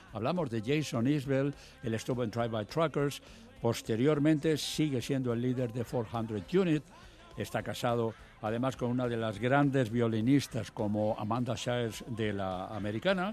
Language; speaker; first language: Spanish; native; Spanish